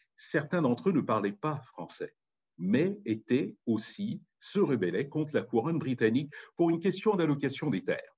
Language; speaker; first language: French; native; French